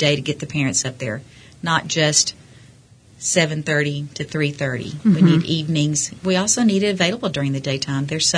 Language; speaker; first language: English; native; English